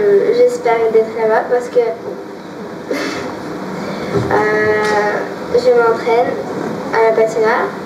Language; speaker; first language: French; non-native, fluent; Russian